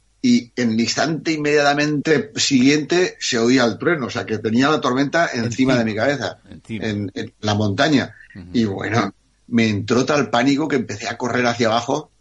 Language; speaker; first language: Spanish; native; Spanish